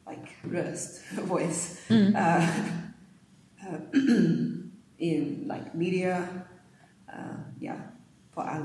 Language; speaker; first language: Swedish; non-native, learner; English